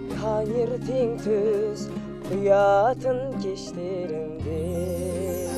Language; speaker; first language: Kazakh; native; Kazakh